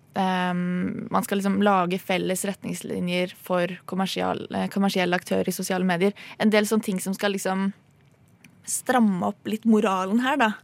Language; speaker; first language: Norwegian; native; Norwegian